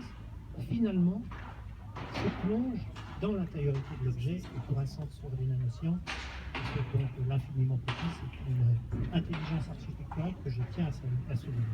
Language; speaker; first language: French; native; French